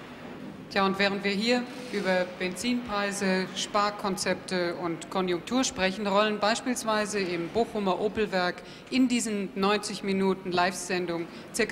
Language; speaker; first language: German; native; German